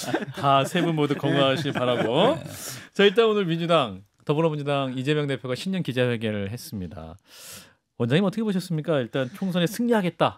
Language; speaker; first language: Korean; native; Korean